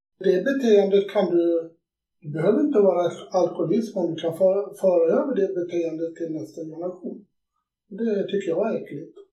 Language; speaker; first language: Swedish; native; Swedish